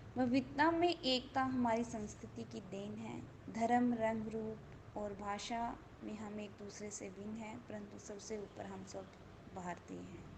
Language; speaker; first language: Hindi; non-native, local second language; Dogri